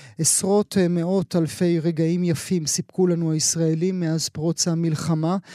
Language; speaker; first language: Hebrew; native; Hebrew